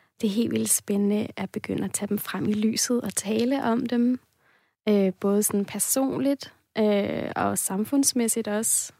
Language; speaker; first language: Danish; native; Danish